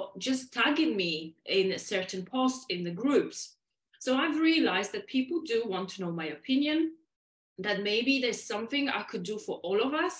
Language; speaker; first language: English; non-native, fluent; Polish